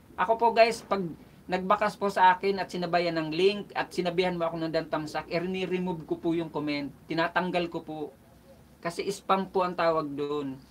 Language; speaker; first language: Filipino; non-native, local second language; Bikol